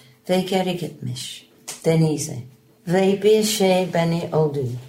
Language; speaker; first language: Turkish; non-native, learner; English